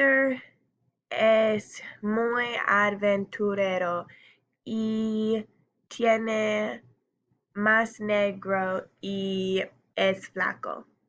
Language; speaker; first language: Spanish; non-native, learner; English